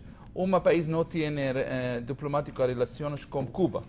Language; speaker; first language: Spanish; non-native, learner; Hebrew